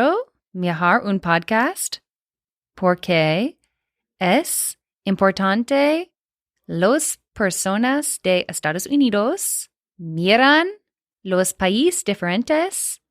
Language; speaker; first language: Spanish; non-native, learner; English